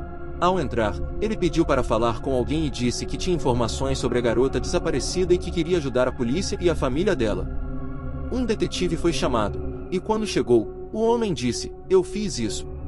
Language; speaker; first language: Portuguese; native; Portuguese